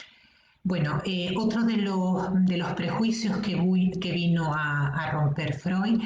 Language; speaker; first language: Spanish; native; Spanish